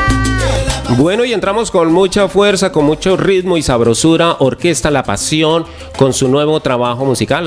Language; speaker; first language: Spanish; native; Spanish